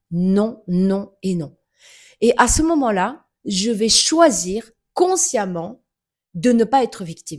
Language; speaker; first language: French; native; French